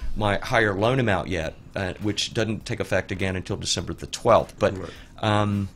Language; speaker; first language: English; native; English